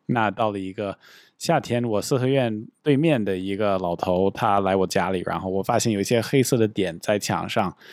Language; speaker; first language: Chinese; non-native, fluent; English